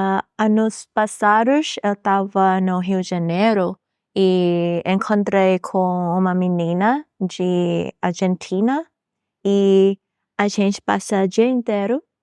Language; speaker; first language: Portuguese; non-native, learner; Thai